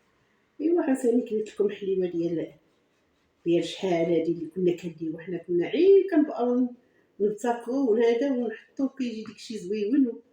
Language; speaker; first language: Arabic; native; Arabic